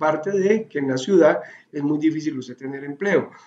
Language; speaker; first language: Spanish; native; Spanish